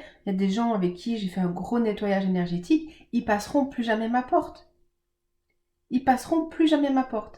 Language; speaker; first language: French; native; French